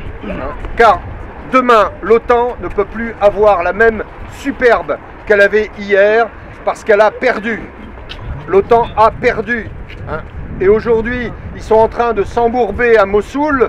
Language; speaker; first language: French; native; French